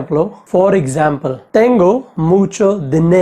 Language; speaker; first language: Spanish; non-native, learner; Hindi